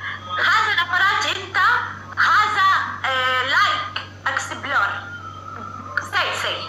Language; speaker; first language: Arabic; non-native, learner; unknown